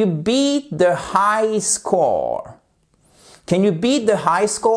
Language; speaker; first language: English; non-native, fluent; French